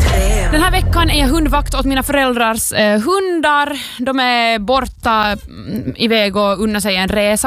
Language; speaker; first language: Swedish; native; Swedish